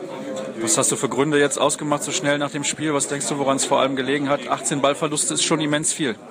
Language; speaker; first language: German; native; German